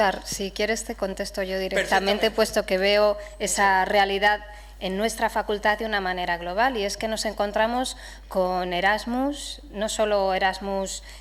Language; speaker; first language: Spanish; native; Spanish